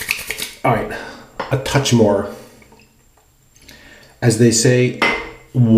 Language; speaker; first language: English; native; English